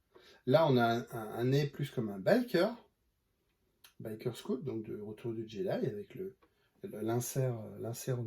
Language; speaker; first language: French; native; French